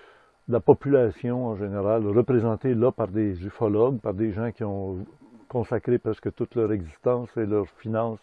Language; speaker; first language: French; native; French